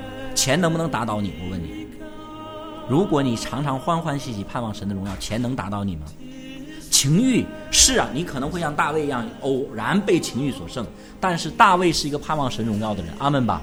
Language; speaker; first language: Chinese; native; Chinese